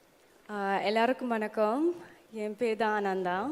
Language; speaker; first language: Tamil; early bilingual, heritage; Tamil